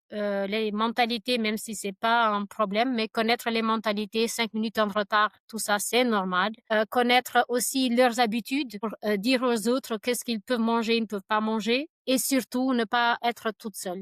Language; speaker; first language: French; non-native, fluent; Albanian